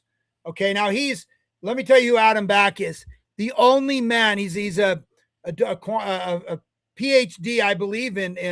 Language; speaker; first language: English; native; English